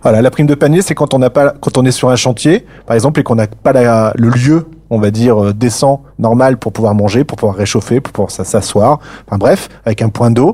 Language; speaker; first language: French; native; French